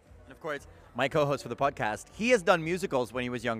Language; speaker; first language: English; non-native, fluent; Dutch